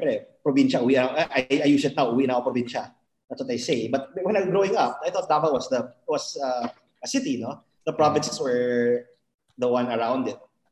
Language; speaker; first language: English; non-native, local second language; Cebuano